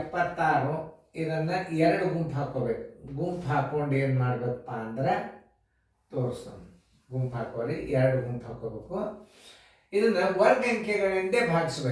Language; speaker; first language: Kannada; native; Kannada